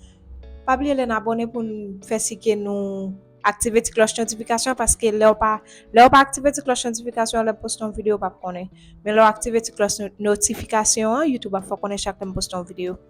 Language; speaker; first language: French; non-native, learner; Haitian Creole